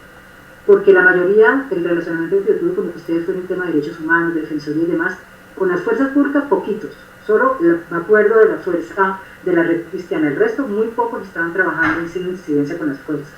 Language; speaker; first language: Spanish; native; Spanish